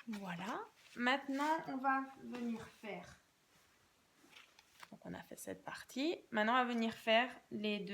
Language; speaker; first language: French; native; French